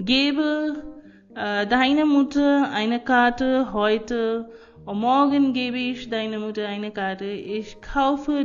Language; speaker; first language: German; non-native, fluent; Hindi